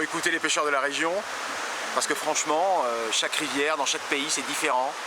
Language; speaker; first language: French; native; French